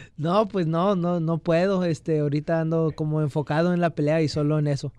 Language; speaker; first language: Spanish; early bilingual, heritage; Spanish